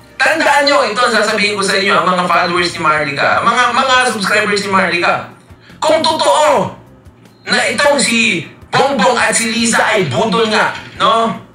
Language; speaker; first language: Filipino; native; Filipino